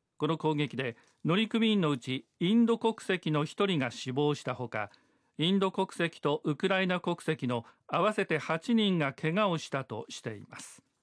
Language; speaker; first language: Japanese; native; Japanese